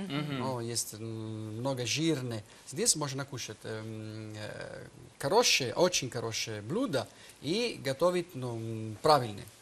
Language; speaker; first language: Russian; non-native, learner; Italian